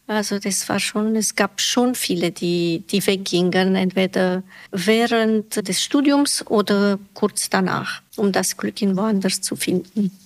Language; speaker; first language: German; non-native, fluent; Romanian